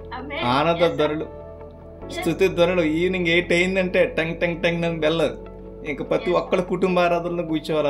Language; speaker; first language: Telugu; native; Telugu